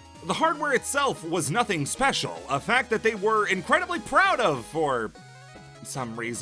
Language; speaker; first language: English; native; English